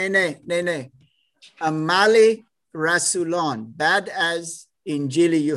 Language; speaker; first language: Persian; non-native, learner; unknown